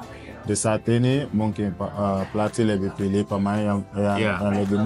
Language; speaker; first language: Indonesian; non-native, fluent; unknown